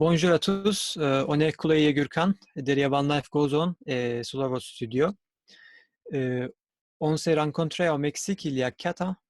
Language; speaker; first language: French; non-native, learner; Turkish